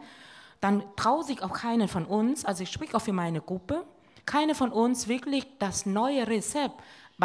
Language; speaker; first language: German; non-native, fluent; Vietnamese